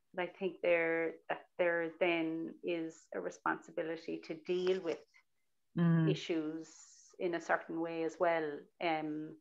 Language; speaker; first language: English; native; English